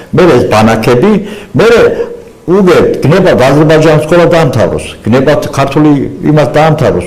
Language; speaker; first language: Georgian; non-native, local second language; Azerbaijani